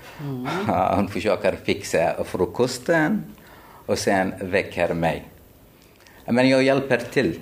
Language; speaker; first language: Swedish; non-native, fluent; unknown